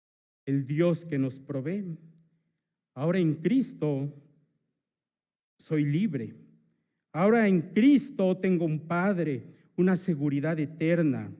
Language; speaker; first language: Spanish; native; Spanish